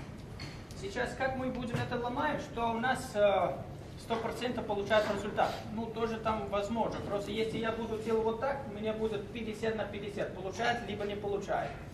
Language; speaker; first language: Russian; non-native, learner; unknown